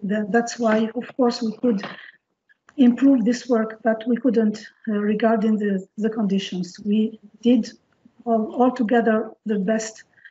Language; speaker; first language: English; non-native, fluent; French